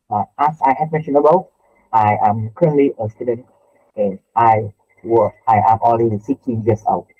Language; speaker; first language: English; non-native, learner; Vietnamese